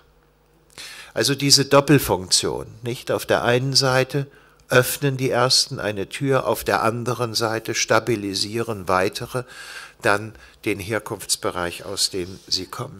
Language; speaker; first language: German; native; German